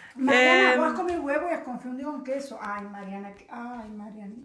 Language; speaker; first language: Spanish; native; Spanish